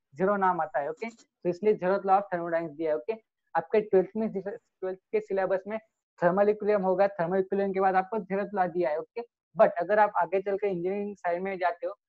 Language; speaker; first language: Hindi; native; Hindi